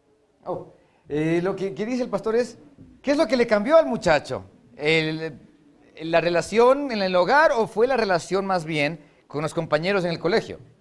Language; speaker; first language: Spanish; native; Spanish